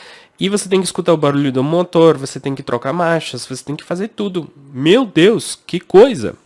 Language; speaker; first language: Portuguese; non-native, fluent; English